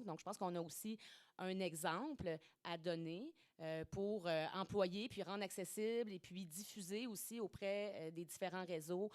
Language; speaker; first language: French; native; French